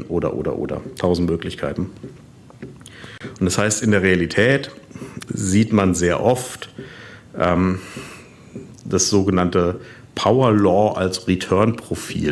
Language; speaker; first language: German; native; German